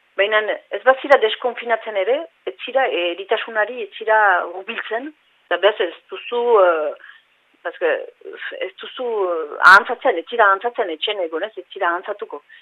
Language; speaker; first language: Basque; native; Basque